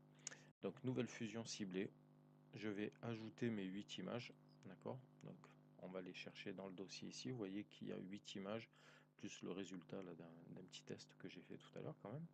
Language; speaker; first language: French; native; French